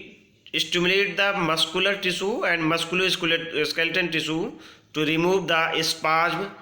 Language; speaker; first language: English; non-native, local second language; Hindi